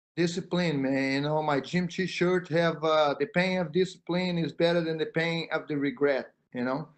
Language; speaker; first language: English; non-native, fluent; Portuguese